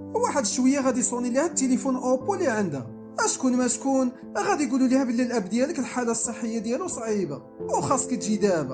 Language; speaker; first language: Arabic; native; Arabic